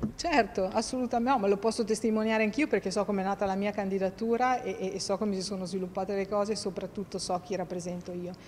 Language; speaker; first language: Italian; native; Italian